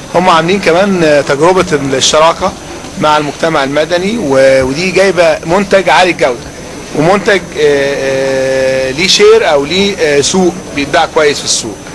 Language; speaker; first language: Egyptian Arabic; native; Egyptian Arabic